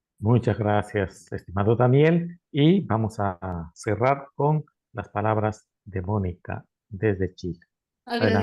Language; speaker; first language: Spanish; native; Spanish